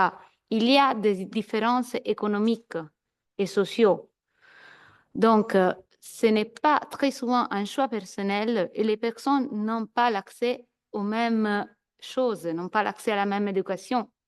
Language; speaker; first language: French; non-native, fluent; Italian